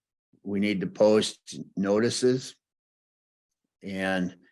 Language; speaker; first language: English; native; English